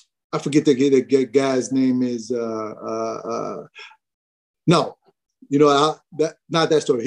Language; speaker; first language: English; native; English